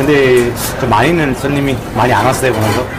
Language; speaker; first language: Korean; non-native, fluent; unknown